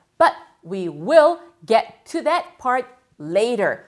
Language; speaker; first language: English; non-native, fluent; Korean